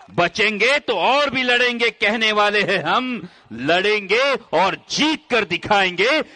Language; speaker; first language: Hindi; non-native, local second language; Marathi